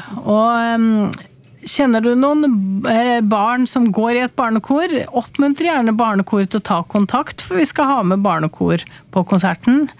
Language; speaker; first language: Norwegian; native; Norwegian